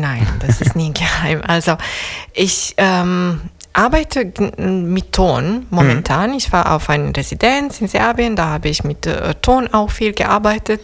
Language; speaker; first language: German; non-native, fluent; Serbian